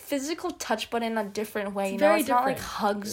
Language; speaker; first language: English; native; English